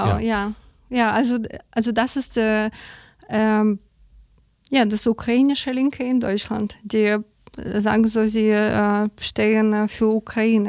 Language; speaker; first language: German; non-native, learner; Ukrainian